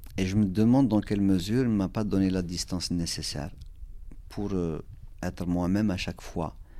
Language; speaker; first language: French; non-native, local second language; Kabyle